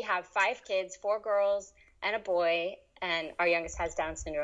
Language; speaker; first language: English; native; English